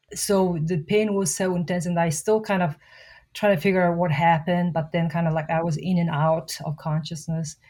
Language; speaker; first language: English; non-native, fluent; Mongolian